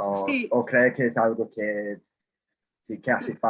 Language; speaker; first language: Spanish; non-native, fluent; English